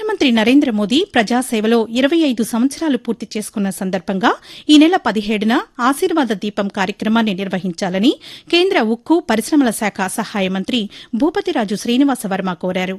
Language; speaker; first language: Telugu; native; Telugu